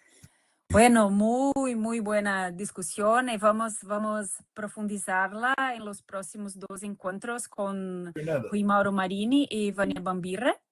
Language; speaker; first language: Spanish; non-native, fluent; Portuguese